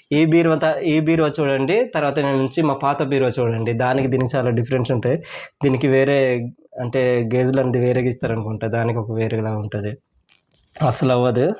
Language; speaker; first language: Telugu; native; Telugu